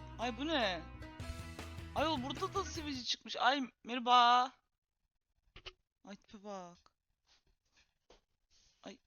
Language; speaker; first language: Turkish; native; Turkish